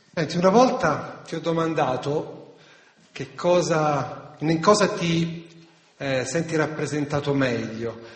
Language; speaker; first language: Italian; native; Italian